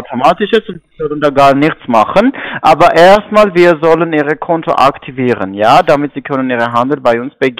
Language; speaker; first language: German; non-native, learner; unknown